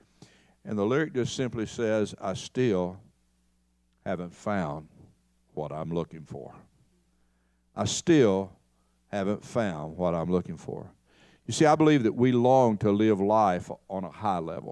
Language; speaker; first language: English; native; English